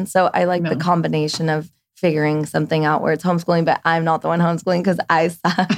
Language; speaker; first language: English; early bilingual, other home language; Persian